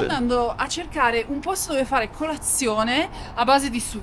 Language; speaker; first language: Italian; native; Italian